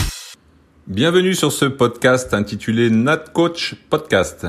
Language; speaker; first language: French; native; French